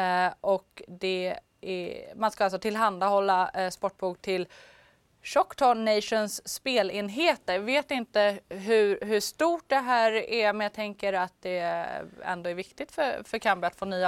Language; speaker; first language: Swedish; native; Swedish